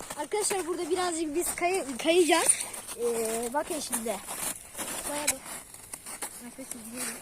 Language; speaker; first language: Turkish; native; Turkish